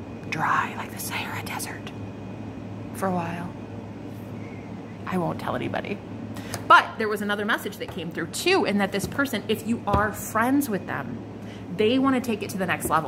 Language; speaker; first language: English; native; English